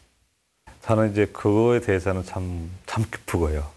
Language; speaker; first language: Korean; non-native, fluent; Nepali